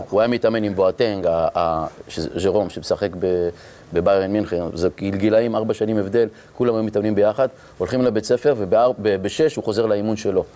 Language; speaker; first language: Hebrew; native; Hebrew